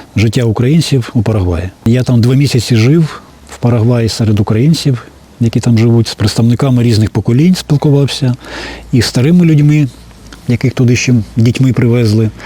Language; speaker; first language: Ukrainian; native; Ukrainian